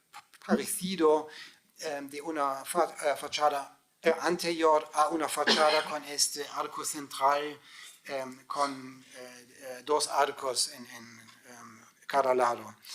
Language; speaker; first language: Spanish; non-native, fluent; German